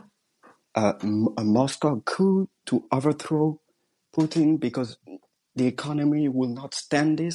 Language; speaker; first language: English; non-native, fluent; French